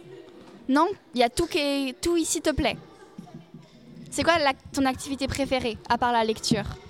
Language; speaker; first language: French; native; French